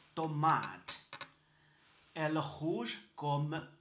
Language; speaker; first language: French; non-native, learner; Chinese